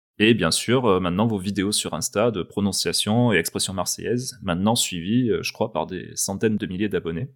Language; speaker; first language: French; native; French